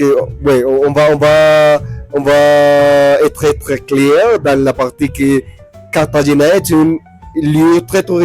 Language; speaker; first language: French; non-native, learner; Spanish